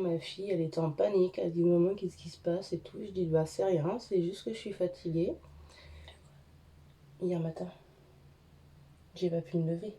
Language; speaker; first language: French; native; French